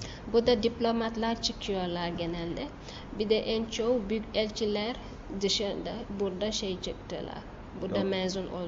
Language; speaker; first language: Turkish; non-native, learner; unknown